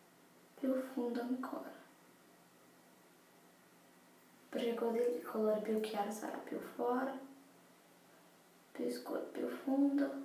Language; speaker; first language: Italian; non-native, fluent; Portuguese